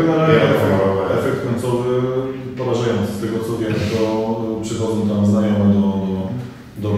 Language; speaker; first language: Polish; native; Polish